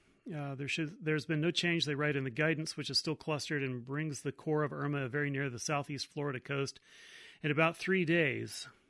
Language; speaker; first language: English; native; English